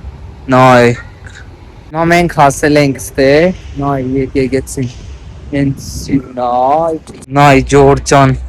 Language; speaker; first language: Armenian; non-native, learner; Hindi